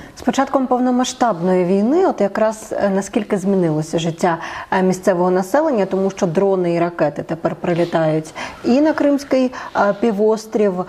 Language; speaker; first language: Ukrainian; native; Ukrainian